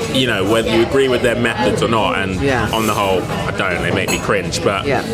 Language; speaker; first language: English; native; English